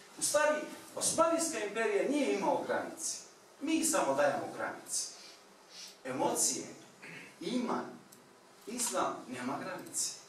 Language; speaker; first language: Bosnian; non-native, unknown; Turkish